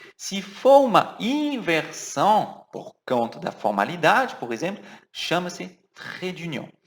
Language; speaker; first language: Portuguese; non-native, fluent; French